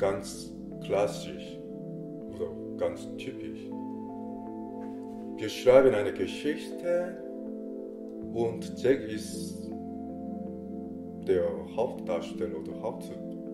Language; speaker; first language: German; non-native, fluent; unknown